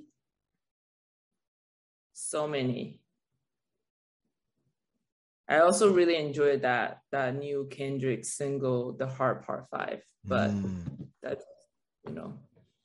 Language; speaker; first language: English; non-native, fluent; Chinese